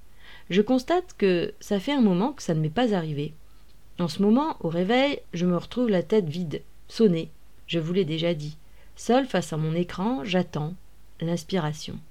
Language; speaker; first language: French; native; French